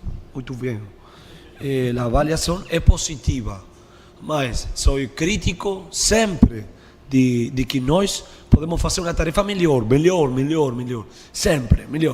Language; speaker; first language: Portuguese; non-native, fluent; Spanish